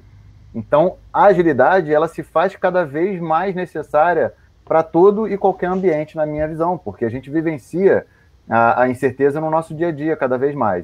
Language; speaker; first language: Portuguese; native; Portuguese